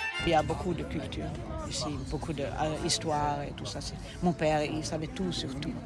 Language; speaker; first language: French; non-native, fluent; German